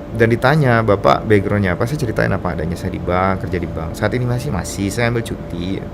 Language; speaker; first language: Indonesian; native; Indonesian